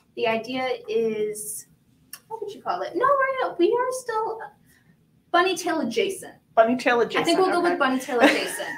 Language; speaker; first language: English; native; English